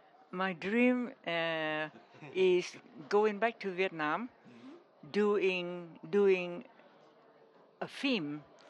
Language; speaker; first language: English; non-native, fluent; Vietnamese